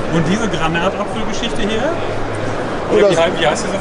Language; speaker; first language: German; native; German